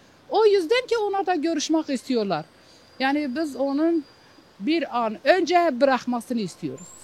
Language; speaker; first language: Turkish; non-native, local second language; Kurdish